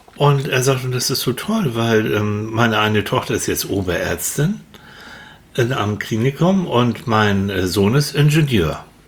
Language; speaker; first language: German; native; German